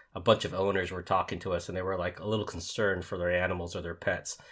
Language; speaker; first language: English; native; English